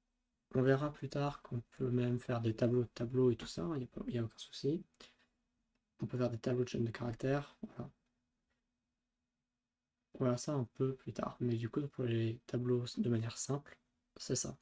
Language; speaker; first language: French; native; French